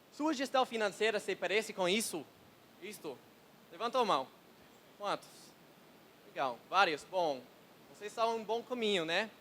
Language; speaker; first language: Portuguese; non-native, learner; English